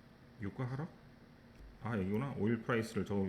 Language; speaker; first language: Korean; native; Korean